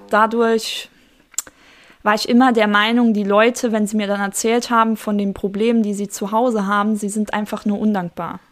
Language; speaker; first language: German; native; German